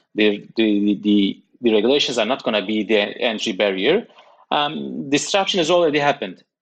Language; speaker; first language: English; non-native, fluent; Turkish